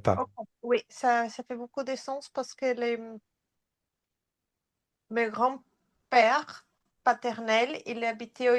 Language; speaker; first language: French; non-native, fluent; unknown